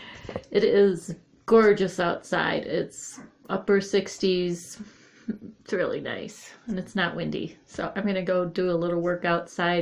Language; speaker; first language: English; native; English